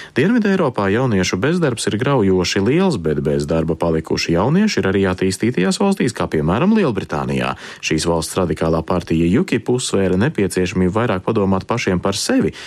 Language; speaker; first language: Latvian; early bilingual, heritage; Latvian